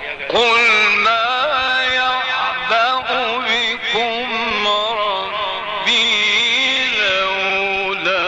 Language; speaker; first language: Arabic; native; Arabic